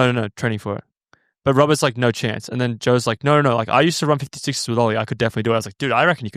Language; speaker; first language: English; native; English